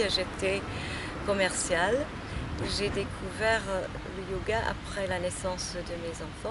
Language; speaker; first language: French; non-native, fluent; English